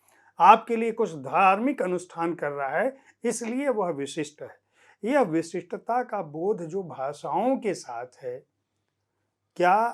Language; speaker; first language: Hindi; native; Hindi